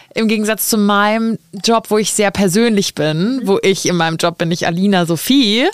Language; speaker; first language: German; native; German